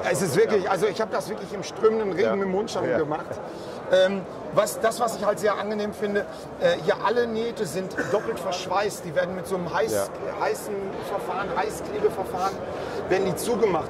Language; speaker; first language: German; native; German